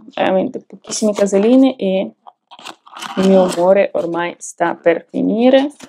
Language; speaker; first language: Italian; non-native, fluent; Ukrainian